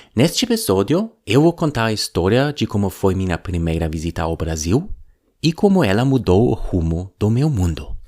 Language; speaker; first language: Portuguese; non-native, fluent; German